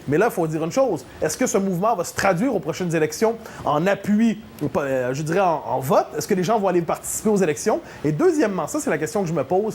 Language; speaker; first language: French; native; French